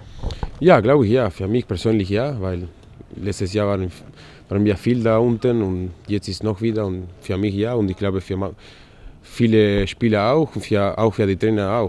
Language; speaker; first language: German; non-native, learner; Spanish